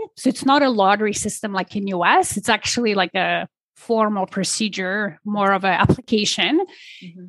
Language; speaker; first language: English; non-native, fluent; Polish